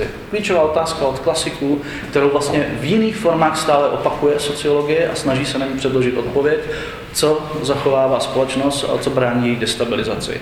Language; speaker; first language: Czech; native; Czech